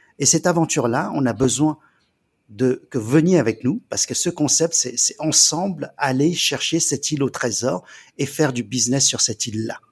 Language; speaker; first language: French; early bilingual, other home language; Chinese